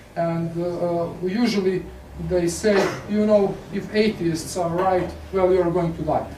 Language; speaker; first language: English; non-native, fluent; Serbian